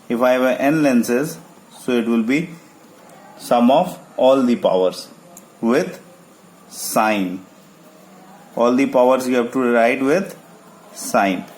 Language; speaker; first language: English; non-native, local second language; Hindi